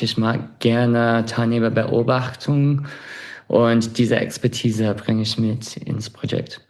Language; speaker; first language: German; non-native, fluent; English